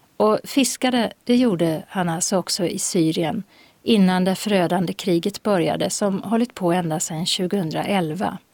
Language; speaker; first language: Swedish; native; Swedish